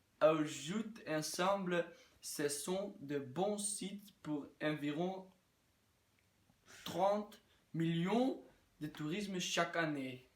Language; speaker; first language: French; non-native, learner; Dutch